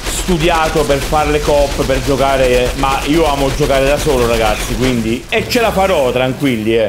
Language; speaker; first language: Italian; native; Italian